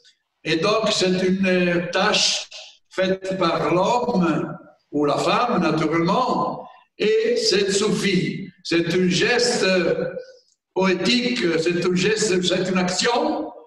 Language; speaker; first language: French; non-native, fluent; Italian